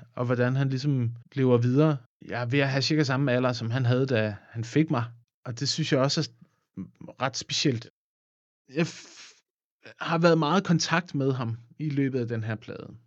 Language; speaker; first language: Danish; native; Danish